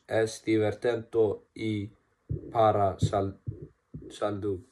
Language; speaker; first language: Spanish; non-native, learner; Icelandic